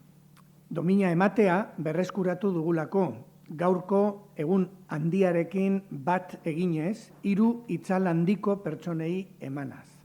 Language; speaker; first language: Basque; native; Basque